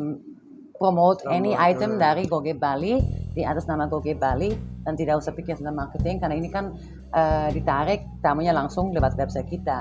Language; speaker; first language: Indonesian; non-native, fluent; Dutch